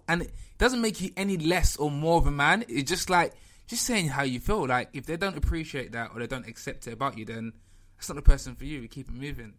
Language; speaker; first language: English; native; English